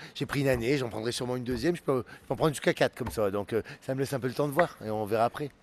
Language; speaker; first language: French; native; French